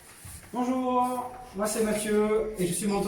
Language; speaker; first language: French; native; French